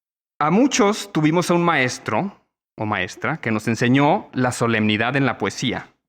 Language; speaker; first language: Spanish; native; Spanish